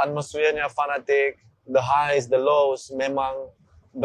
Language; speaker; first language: Indonesian; non-native, learner; Dutch